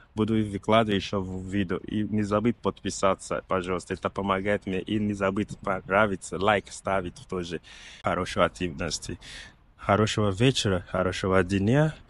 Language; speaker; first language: Russian; non-native, learner; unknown